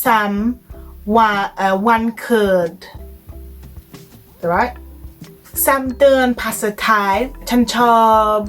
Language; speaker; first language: Thai; non-native, learner; English